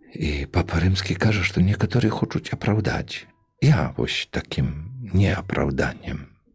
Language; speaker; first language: Polish; non-native, local second language; Belarusian